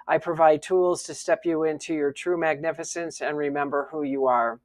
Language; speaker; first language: English; native; English